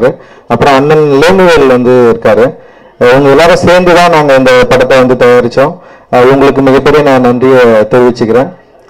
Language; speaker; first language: Tamil; native; Tamil